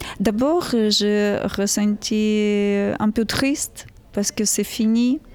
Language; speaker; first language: French; non-native, learner; Ukrainian